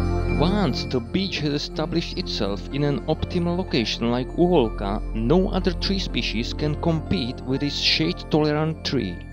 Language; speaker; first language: English; non-native, fluent; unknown